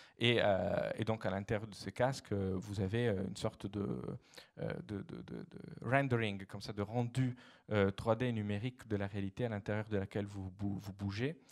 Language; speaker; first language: French; non-native, fluent; Italian